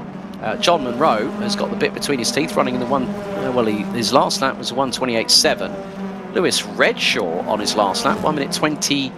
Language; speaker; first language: English; native; English